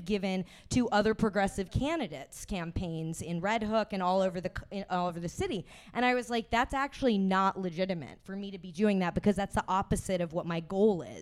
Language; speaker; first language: English; native; English